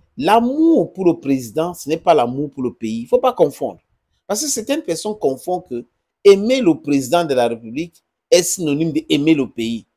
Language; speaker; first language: French; non-native, local second language; English